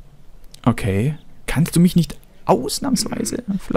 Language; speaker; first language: German; native; German